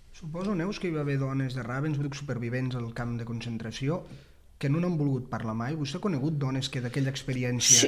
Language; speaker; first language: Catalan; native; Catalan